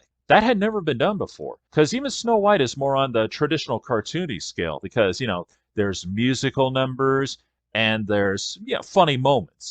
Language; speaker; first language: English; native; English